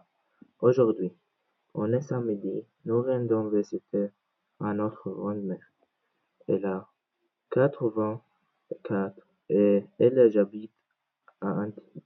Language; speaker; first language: French; non-native, learner; Arabic